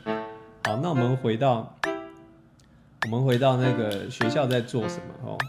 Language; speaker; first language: Chinese; native; Chinese